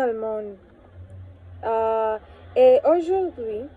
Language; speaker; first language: French; non-native, learner; Spanish